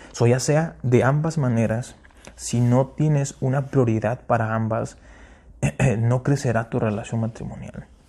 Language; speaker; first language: Spanish; early bilingual, heritage; Spanish